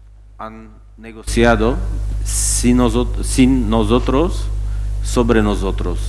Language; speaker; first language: Spanish; non-native, fluent; Czech